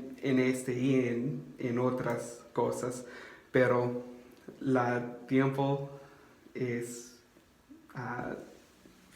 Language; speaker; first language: Spanish; non-native, learner; English